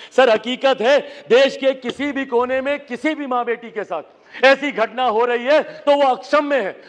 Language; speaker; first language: Hindi; native; Hindi